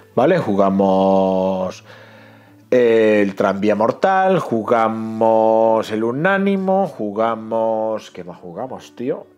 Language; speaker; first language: Spanish; native; Spanish